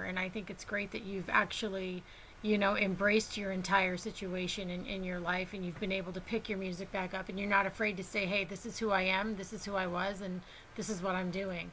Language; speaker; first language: English; native; English